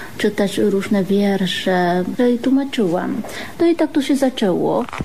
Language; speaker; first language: Polish; early bilingual, other home language; Vietnamese